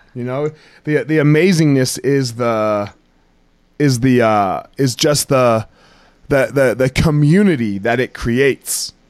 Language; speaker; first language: English; native; English